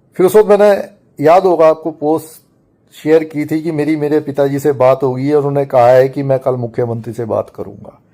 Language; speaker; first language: Hindi; native; Hindi